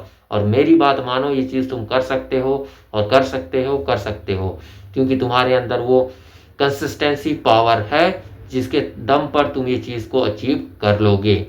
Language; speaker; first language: Hindi; native; Hindi